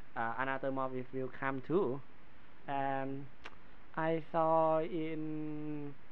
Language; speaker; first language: English; non-native, learner; Thai